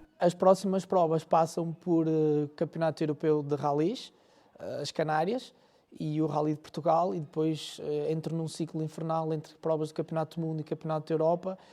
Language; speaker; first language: Portuguese; native; Portuguese